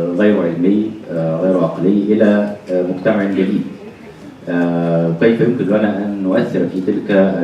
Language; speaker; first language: Arabic; native; Arabic